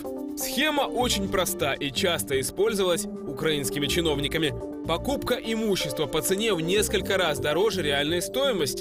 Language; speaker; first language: Russian; non-native, local second language; Ukrainian